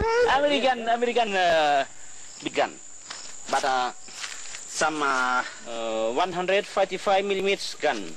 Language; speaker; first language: English; non-native, learner; Lao